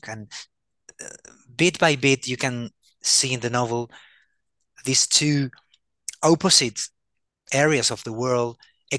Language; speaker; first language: English; non-native, fluent; Spanish